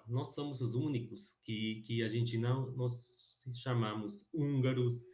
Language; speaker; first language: Portuguese; non-native, fluent; Hungarian